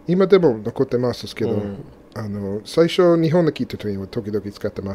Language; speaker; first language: Japanese; non-native, fluent; English